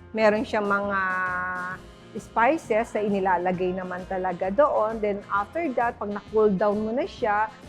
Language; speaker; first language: Filipino; native; Filipino